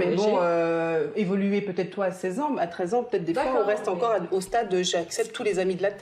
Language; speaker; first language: French; native; French